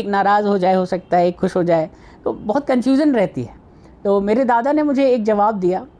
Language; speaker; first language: Hindi; native; Hindi